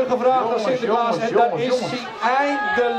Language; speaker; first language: Dutch; native; Dutch